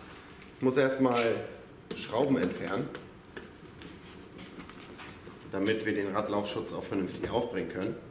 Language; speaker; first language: German; native; German